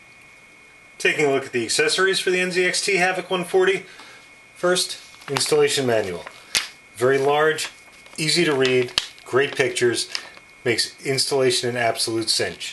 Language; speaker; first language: English; native; English